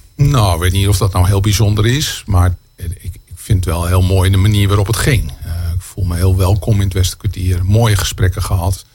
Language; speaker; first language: Dutch; native; Dutch